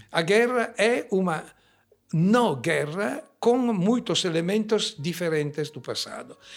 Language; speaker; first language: Portuguese; non-native, fluent; Italian